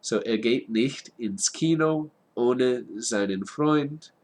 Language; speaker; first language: German; non-native, learner; English